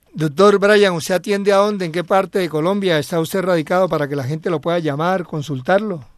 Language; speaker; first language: Spanish; native; Spanish